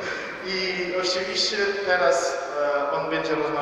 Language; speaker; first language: Polish; non-native, learner; Portuguese